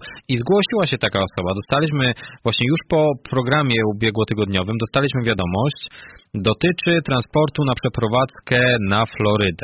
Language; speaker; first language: Polish; native; Polish